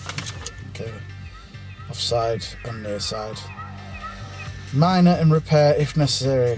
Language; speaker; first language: English; native; English